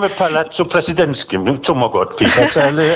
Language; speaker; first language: Polish; non-native, fluent; Danish